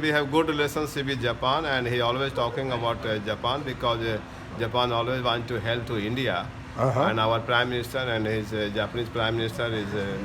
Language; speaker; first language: English; non-native, local second language; Hindi